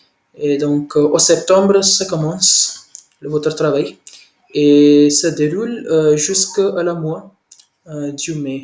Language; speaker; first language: French; non-native, learner; Hindi